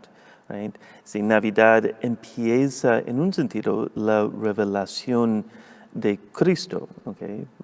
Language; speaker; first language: Spanish; non-native, fluent; English